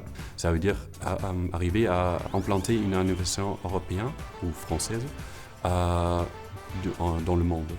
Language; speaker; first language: French; non-native, fluent; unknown